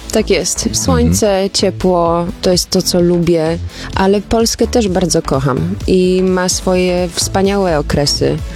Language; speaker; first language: Polish; early bilingual, other home language; German